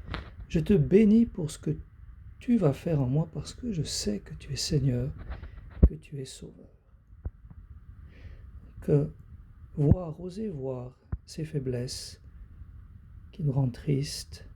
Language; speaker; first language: French; native; French